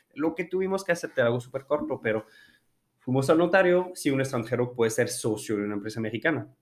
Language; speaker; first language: Spanish; non-native, fluent; French